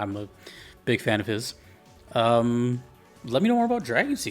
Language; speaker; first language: English; native; English